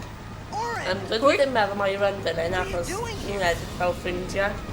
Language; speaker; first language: Welsh; non-native, local second language; English